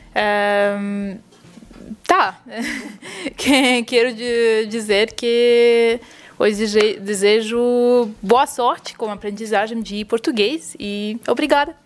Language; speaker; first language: Portuguese; non-native, fluent; Russian